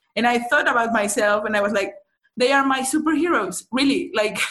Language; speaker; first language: English; non-native, fluent; Spanish